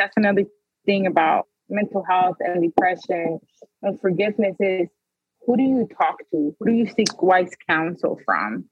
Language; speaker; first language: English; early bilingual, other home language; Spanish